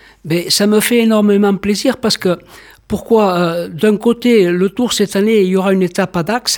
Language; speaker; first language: French; native; French